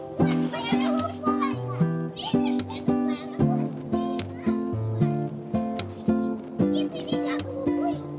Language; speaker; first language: Russian; native; Russian